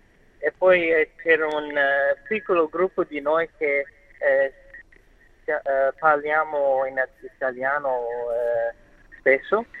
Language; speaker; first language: Italian; non-native, learner; English